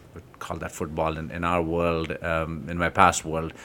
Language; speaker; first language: English; non-native, local second language; Kashmiri